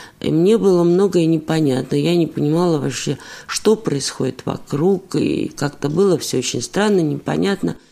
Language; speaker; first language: Russian; native; Russian